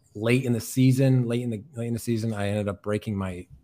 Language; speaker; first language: English; native; English